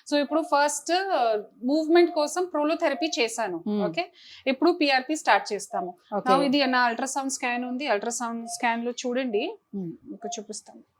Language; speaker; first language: Telugu; non-native, fluent; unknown